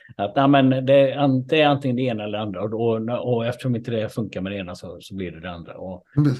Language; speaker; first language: Swedish; native; Swedish